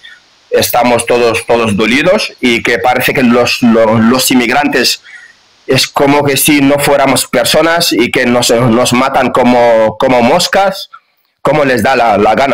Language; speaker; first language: Spanish; non-native, fluent; Wolof